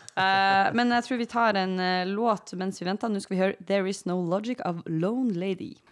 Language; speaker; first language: Norwegian; native; Norwegian